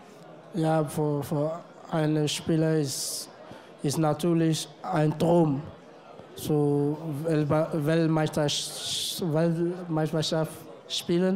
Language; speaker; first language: German; non-native, learner; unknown